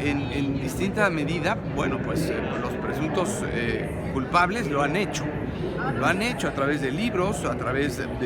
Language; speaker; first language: Spanish; native; Spanish